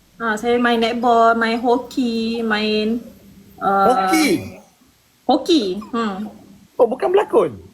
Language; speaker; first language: Malay; native; Malay